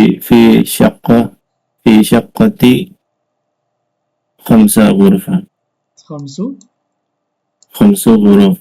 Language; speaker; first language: Arabic; non-native, learner; Indonesian